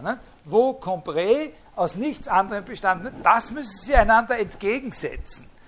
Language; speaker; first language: German; native; German